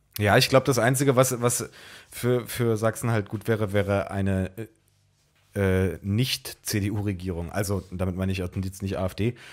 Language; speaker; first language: German; native; German